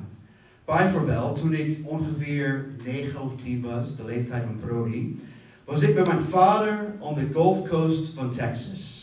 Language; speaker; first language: Dutch; non-native, fluent; English